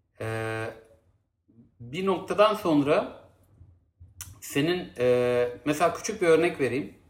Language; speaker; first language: Turkish; native; Turkish